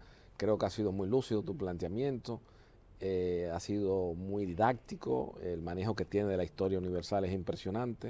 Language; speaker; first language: Spanish; native; Spanish